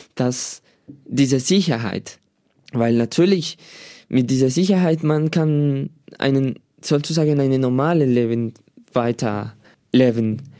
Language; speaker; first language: German; non-native, learner; Spanish